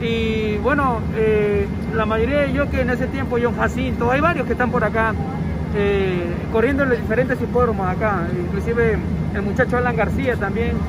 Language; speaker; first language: Spanish; native; Spanish